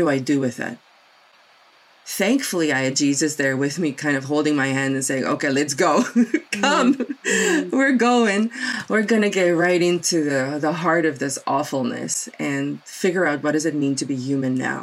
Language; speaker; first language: English; non-native, local second language; Afrikaans